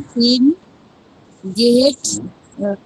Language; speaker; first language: German; non-native, learner; Bangla